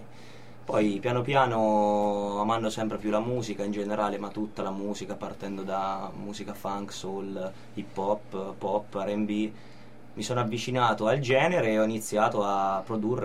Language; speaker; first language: Italian; native; Italian